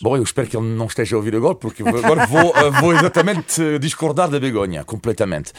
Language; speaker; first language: Portuguese; non-native, fluent; French